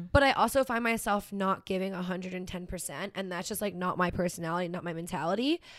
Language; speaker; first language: English; native; English